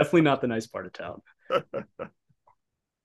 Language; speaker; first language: English; native; English